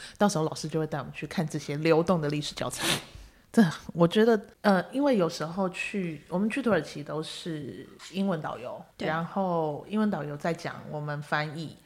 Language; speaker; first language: Chinese; native; Chinese